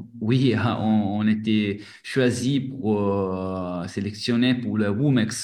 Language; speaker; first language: French; non-native, fluent; Italian